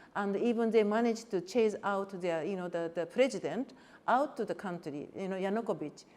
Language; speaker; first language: English; non-native, fluent; Japanese